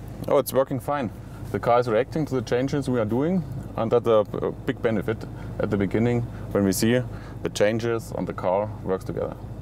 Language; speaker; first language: English; non-native, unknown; German